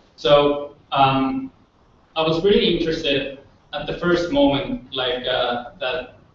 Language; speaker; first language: English; non-native, fluent; Finnish